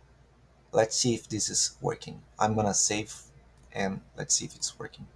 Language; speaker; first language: English; non-native, fluent; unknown